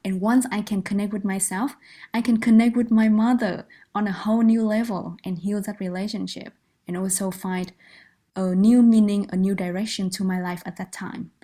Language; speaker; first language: English; non-native, fluent; Vietnamese